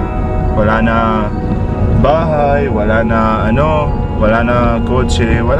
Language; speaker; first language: Filipino; non-native, learner; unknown